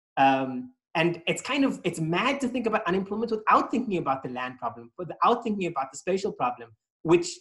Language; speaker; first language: English; native; English